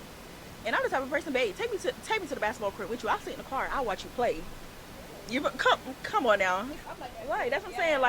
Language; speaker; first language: English; native; English